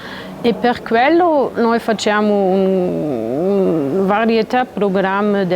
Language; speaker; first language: Italian; non-native, learner; German